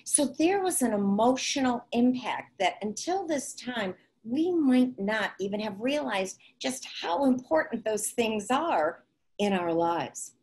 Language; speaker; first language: English; native; English